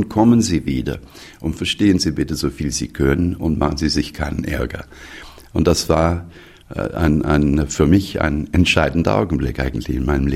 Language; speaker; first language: German; non-native, fluent; English